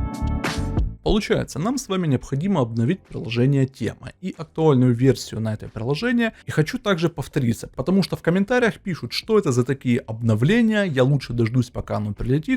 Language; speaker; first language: Russian; native; Russian